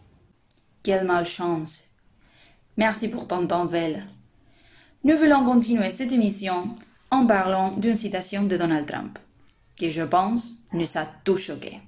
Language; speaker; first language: French; non-native, learner; Spanish